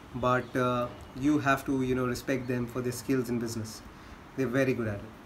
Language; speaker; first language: English; non-native, local second language; Hindi